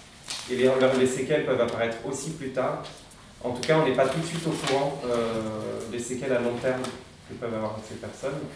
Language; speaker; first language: French; native; French